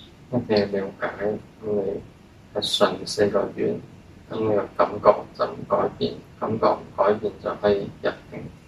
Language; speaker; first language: Chinese; native; Chinese